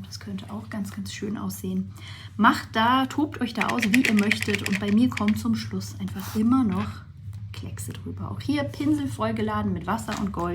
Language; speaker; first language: German; native; German